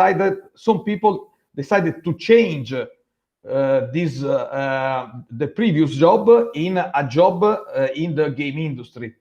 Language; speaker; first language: English; non-native, fluent; Italian